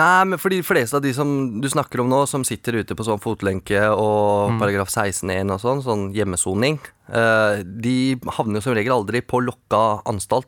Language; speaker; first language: Norwegian; native; Norwegian